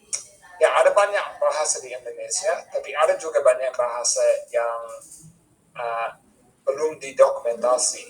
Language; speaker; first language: Indonesian; non-native, fluent; English